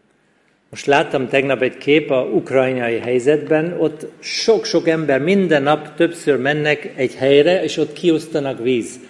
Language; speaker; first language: Hungarian; non-native, fluent; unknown